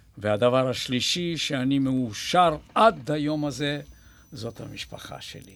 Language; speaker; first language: Hebrew; non-native, fluent; Bulgarian